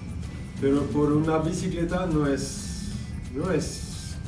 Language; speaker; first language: Spanish; non-native, learner; French